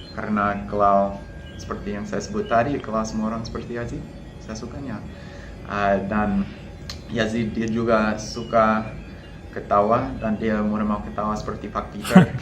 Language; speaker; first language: Indonesian; non-native, fluent; English